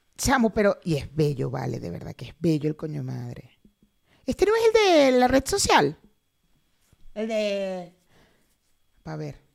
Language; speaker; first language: Spanish; native; Spanish